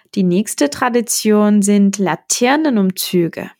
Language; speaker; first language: German; non-native, fluent; Czech